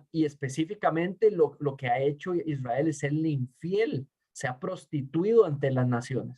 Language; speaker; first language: Spanish; native; Spanish